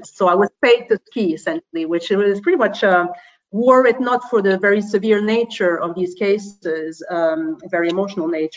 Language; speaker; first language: English; non-native, fluent; French